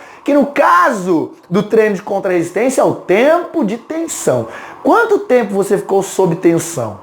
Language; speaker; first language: Portuguese; native; Portuguese